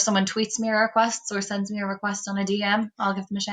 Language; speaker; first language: English; native; English